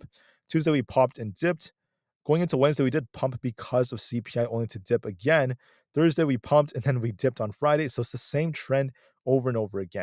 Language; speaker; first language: English; native; English